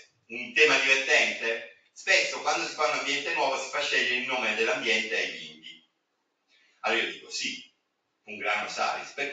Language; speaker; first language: Italian; native; Italian